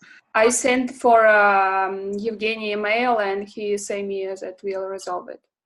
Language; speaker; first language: English; non-native, learner; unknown